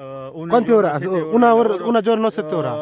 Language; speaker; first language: Italian; non-native, learner; Bangla